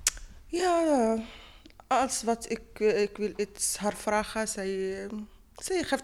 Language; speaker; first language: Dutch; non-native, learner; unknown